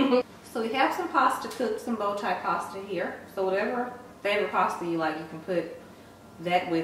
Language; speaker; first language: English; native; English